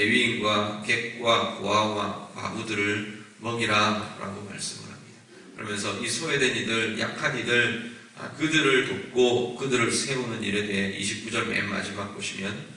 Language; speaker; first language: Korean; native; Korean